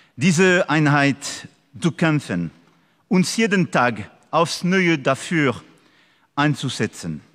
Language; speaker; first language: German; non-native, learner; French